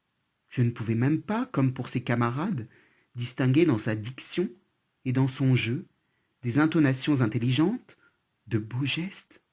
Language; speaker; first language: French; native; French